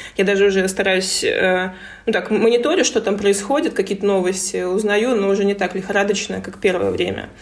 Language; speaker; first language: Russian; native; Russian